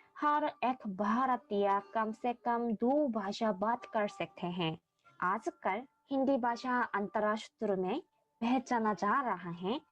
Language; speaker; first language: Hindi; non-native, learner; Korean